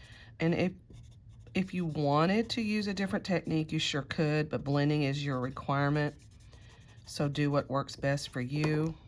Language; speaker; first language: English; native; English